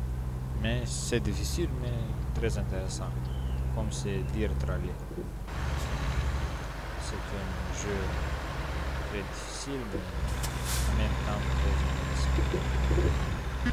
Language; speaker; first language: French; non-native, learner; Romanian